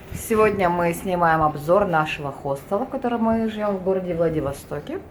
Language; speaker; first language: Russian; native; Russian